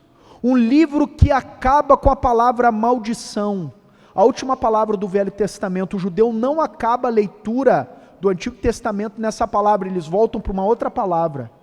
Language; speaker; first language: Portuguese; native; Portuguese